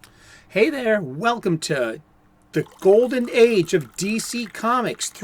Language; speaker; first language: English; native; English